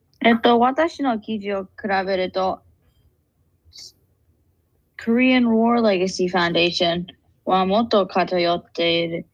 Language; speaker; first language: Japanese; non-native, learner; English